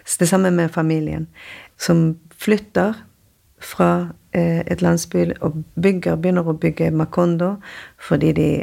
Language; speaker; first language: Norwegian; non-native, fluent; Spanish